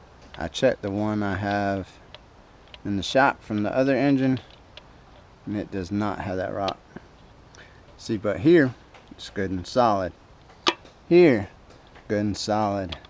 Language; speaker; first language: English; native; English